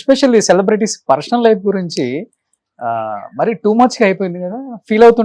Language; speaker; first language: Telugu; native; Telugu